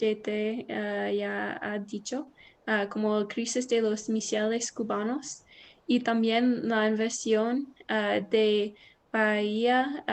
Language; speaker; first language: Spanish; non-native, learner; English